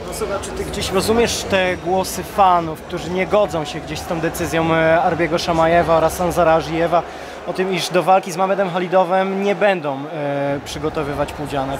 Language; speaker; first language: Polish; native; Polish